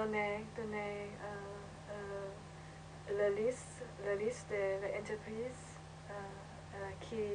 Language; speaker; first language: French; non-native, learner; English